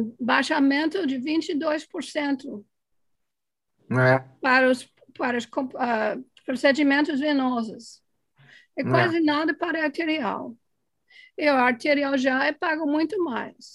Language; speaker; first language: Portuguese; non-native, fluent; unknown